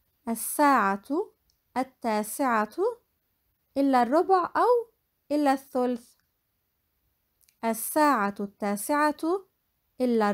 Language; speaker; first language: Arabic; non-native, fluent; English